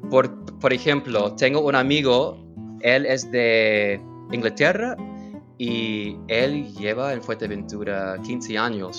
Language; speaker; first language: Spanish; non-native, learner; English